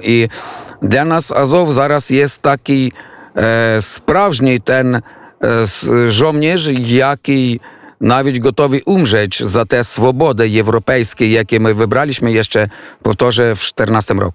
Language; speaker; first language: Polish; non-native, fluent; Ukrainian